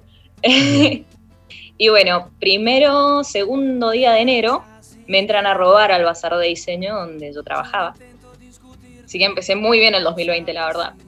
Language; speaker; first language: Spanish; native; Spanish